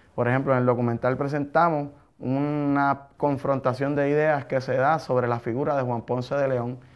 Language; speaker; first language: Spanish; native; Spanish